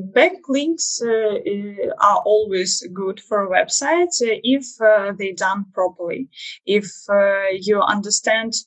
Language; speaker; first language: English; non-native, learner; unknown